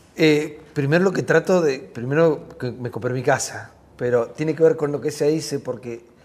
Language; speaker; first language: Spanish; native; Spanish